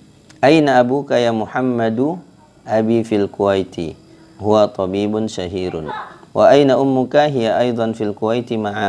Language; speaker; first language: Arabic; non-native, fluent; Indonesian